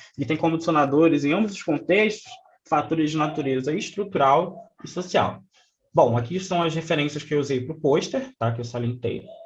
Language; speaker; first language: Portuguese; native; Portuguese